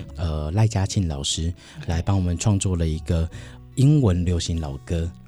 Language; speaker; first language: Chinese; native; Chinese